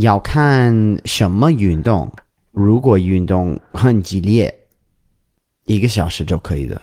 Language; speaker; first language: Chinese; non-native, learner; English